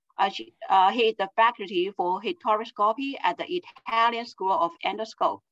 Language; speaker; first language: English; non-native, fluent; Chinese